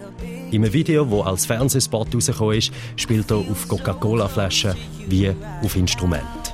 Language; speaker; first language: German; native; German